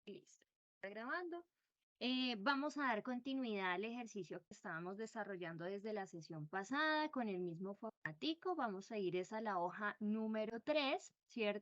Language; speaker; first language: Spanish; native; Spanish